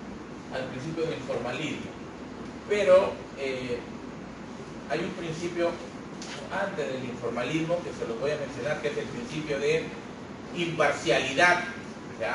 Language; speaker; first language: Spanish; native; Spanish